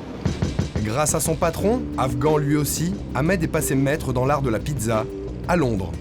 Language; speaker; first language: French; native; French